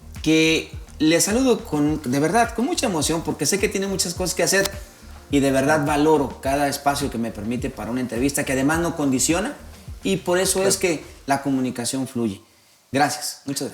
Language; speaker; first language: Spanish; native; Spanish